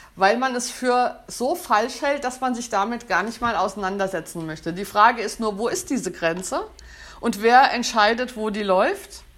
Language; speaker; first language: German; native; German